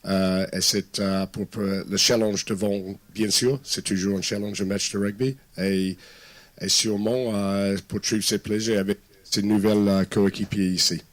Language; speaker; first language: French; non-native, fluent; English